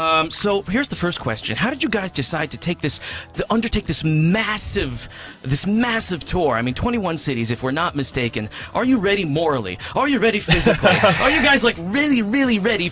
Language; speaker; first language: English; native; English